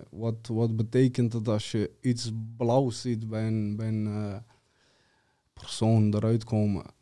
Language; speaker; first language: Dutch; early bilingual, other home language; Serbian